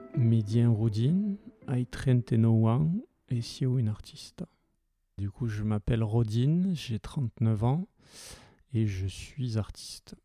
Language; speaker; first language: French; early bilingual, heritage; French